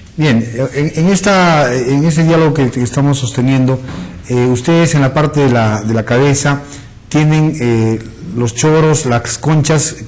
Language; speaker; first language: Spanish; native; Spanish